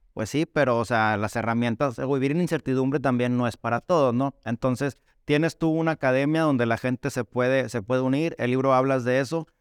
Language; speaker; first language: Spanish; native; Spanish